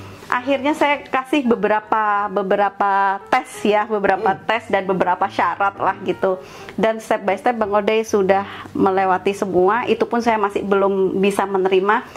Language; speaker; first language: Indonesian; native; Indonesian